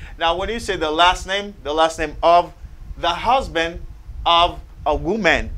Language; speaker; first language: English; non-native, fluent; Haitian Creole